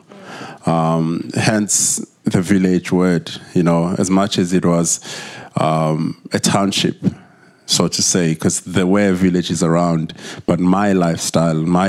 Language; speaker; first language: English; non-native, local second language; Zulu